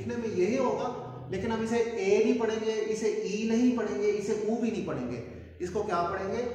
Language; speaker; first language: Urdu; non-native, local second language; Punjabi